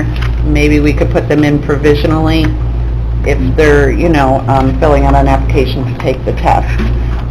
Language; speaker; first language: English; native; English